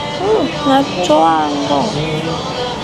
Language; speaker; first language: Korean; non-native, learner; Vietnamese